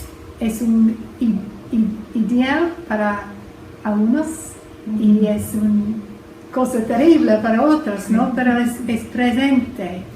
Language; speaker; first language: Spanish; non-native, fluent; English